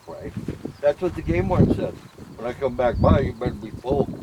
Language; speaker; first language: English; native; English